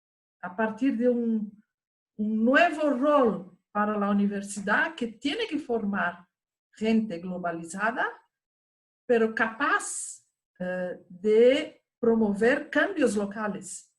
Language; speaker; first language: Spanish; non-native, fluent; Portuguese